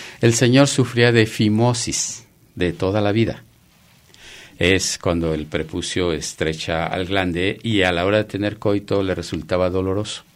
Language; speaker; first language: Spanish; native; Spanish